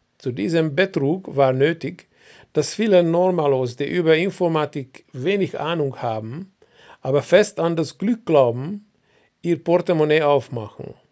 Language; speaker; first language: German; non-native, fluent; Hungarian